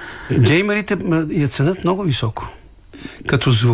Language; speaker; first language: Bulgarian; native; Bulgarian